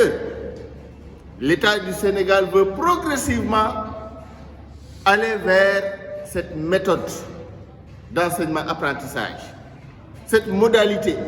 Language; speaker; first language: French; non-native, local second language; Wolof